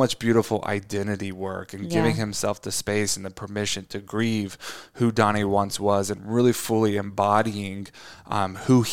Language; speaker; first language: English; native; English